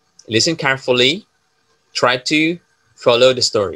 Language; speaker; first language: English; non-native, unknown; Indonesian